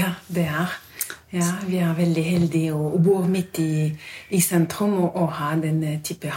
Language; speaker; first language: Norwegian; non-native, fluent; French